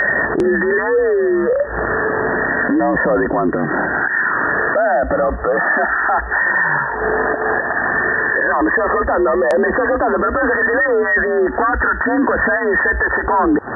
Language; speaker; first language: Italian; non-native, fluent; Spanish